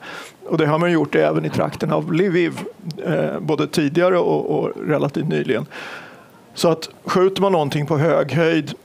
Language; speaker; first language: Swedish; native; Swedish